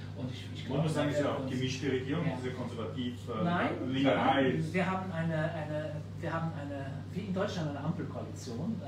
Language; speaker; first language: German; non-native, local second language; Luxembourgish